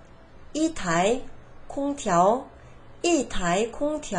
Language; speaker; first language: Chinese; non-native, fluent; Korean